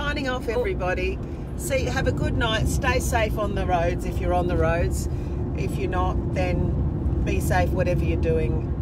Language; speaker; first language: English; native; English